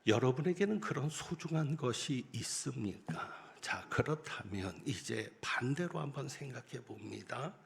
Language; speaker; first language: Korean; native; Korean